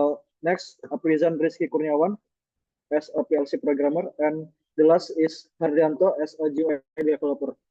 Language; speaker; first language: English; non-native, learner; Indonesian